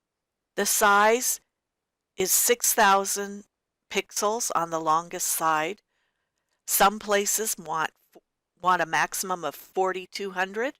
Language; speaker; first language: English; native; English